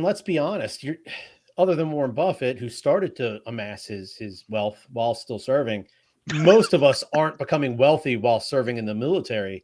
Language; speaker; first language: English; native; English